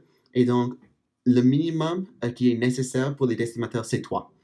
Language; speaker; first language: French; non-native, fluent; English